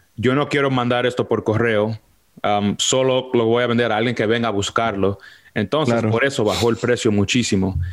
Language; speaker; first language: Spanish; early bilingual, heritage; Spanish